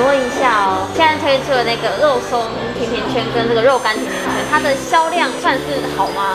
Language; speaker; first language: Chinese; non-native, fluent; Japanese